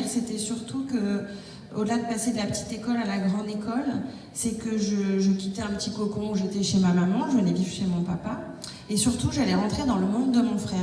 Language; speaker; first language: French; native; French